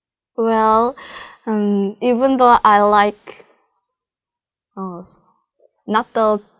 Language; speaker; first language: English; non-native, learner; Korean